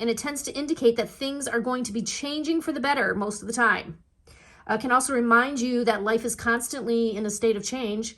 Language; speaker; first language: English; native; English